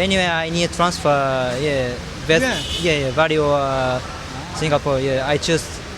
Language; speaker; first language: English; non-native, learner; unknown